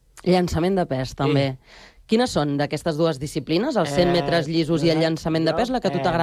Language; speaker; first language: Catalan; native; Catalan